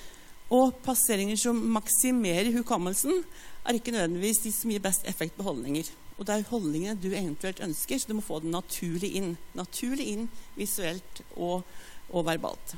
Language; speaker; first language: Norwegian; native; Norwegian